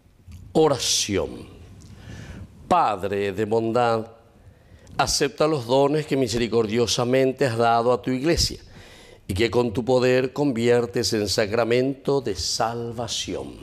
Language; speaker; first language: Spanish; native; Spanish